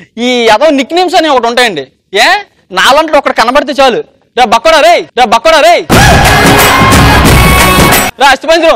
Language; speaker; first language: Telugu; native; Telugu